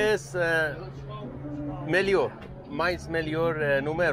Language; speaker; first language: Portuguese; non-native, learner; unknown